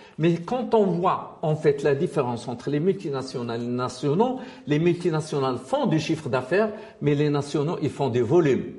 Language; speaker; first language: French; non-native, local second language; Arabic